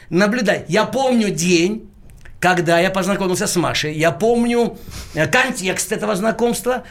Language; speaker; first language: Russian; non-native, local second language; Georgian